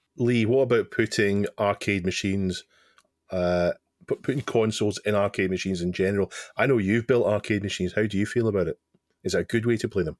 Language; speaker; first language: English; native; English